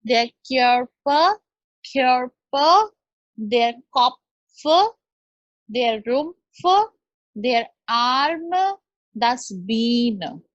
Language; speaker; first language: German; non-native, learner; Hindi